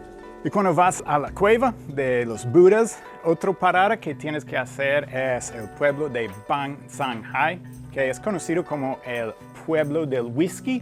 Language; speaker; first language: Spanish; non-native, fluent; English